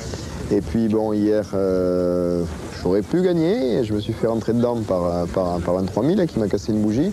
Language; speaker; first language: French; native; French